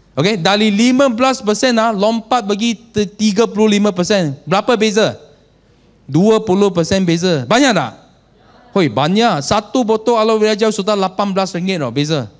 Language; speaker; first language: Malay; non-native, local second language; Chinese